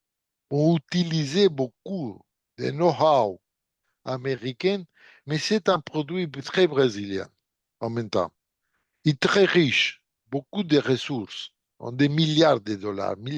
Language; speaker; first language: French; non-native, fluent; Portuguese